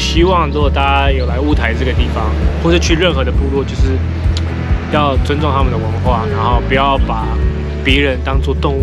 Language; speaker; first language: Chinese; native; Chinese